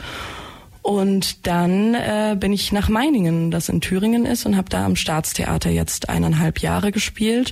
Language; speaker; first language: German; native; German